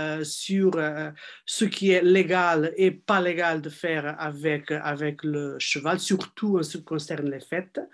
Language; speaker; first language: French; non-native, fluent; Portuguese